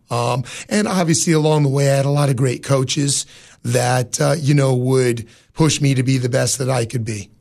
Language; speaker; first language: English; native; English